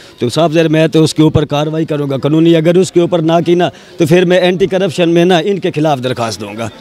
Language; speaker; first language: Urdu; non-native, local second language; Punjabi